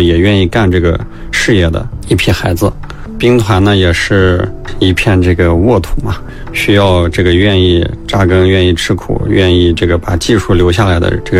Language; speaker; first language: Chinese; native; Chinese